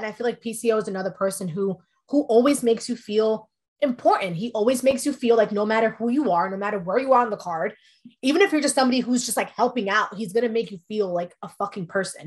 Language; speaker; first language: English; early bilingual, other home language; Spanish